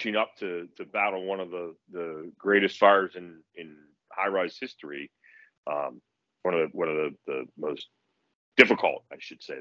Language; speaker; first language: English; native; English